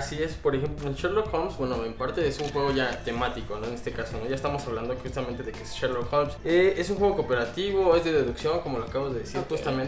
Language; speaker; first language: Spanish; native; Spanish